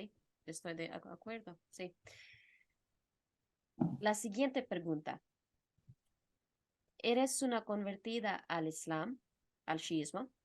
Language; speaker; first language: Spanish; non-native, fluent; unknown